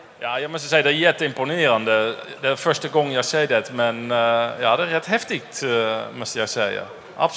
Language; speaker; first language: Swedish; non-native, fluent; Dutch